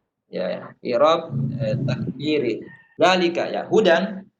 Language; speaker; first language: Arabic; non-native, fluent; Indonesian